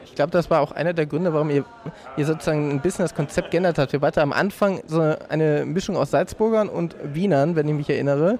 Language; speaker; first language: German; native; German